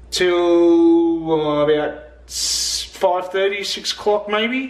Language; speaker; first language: English; native; English